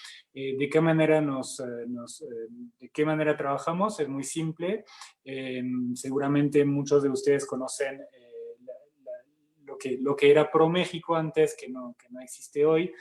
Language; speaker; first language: Spanish; non-native, fluent; French